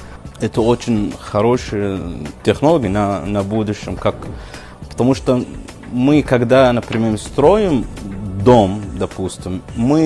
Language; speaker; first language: Russian; non-native, learner; Arabic